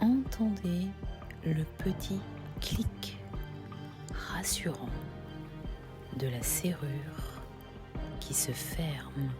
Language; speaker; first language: French; native; French